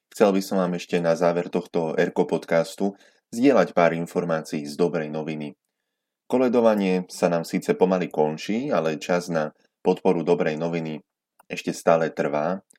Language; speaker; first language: Slovak; native; Slovak